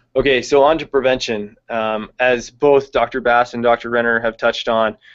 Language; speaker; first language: English; native; English